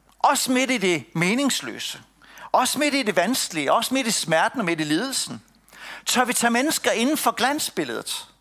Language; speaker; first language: Danish; native; Danish